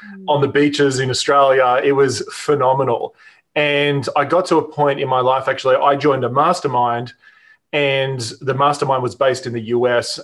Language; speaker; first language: English; native; English